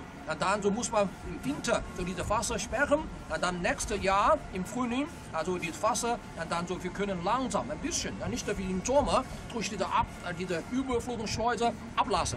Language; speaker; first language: German; non-native, fluent; Chinese